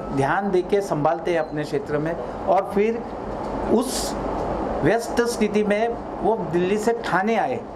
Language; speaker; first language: Hindi; non-native, local second language; Marathi